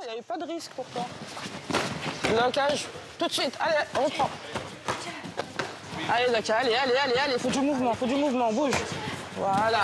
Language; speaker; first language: French; native; French